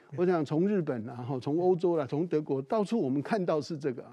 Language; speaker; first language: Chinese; native; Chinese